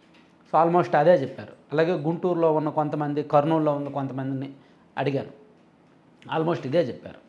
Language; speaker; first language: Telugu; native; Telugu